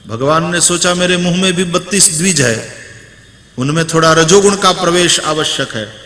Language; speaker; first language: Hindi; non-native, local second language; Gujarati